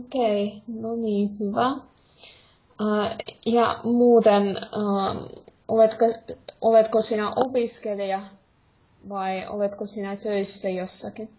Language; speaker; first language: Finnish; non-native, fluent; Russian